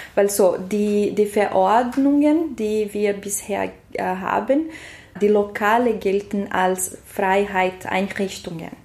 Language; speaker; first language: German; non-native, learner; Portuguese